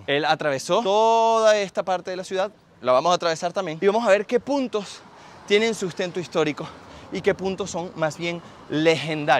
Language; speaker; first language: Spanish; native; Spanish